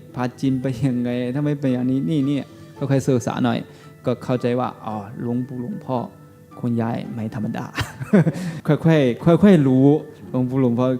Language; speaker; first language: Thai; non-native, learner; Chinese